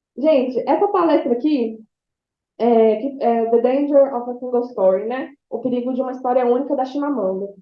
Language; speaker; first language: Portuguese; native; Portuguese